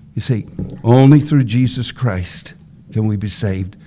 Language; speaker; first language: English; native; English